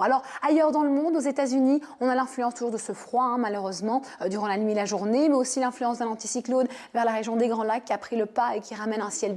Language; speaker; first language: French; native; French